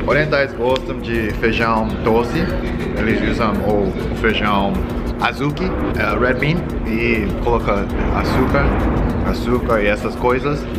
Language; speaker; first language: Portuguese; non-native, learner; Korean